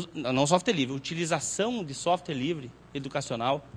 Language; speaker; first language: Portuguese; native; Portuguese